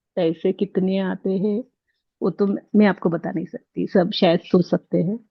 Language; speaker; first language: Hindi; non-native, local second language; Kannada